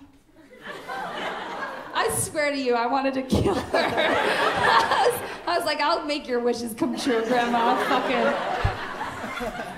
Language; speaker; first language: English; native; English